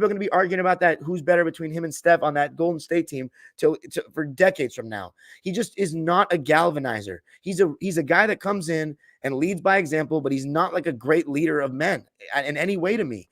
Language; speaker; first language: English; native; English